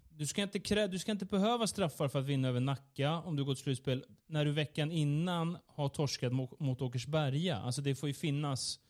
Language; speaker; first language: Swedish; native; Swedish